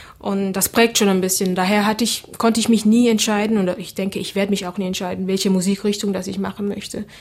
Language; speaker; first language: German; early bilingual, other home language; Seselwa Creole French